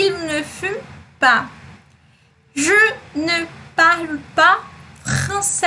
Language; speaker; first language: French; non-native, fluent; Portuguese